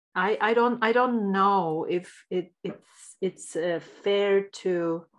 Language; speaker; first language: English; non-native, fluent; Turkish